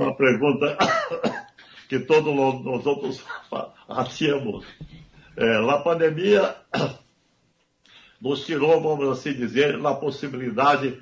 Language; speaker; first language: Spanish; non-native, learner; Portuguese